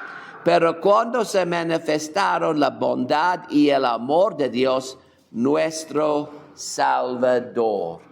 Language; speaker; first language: Spanish; non-native, fluent; English